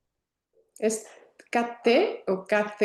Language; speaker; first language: French; non-native, learner; Spanish